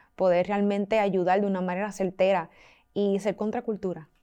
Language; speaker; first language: Spanish; native; Spanish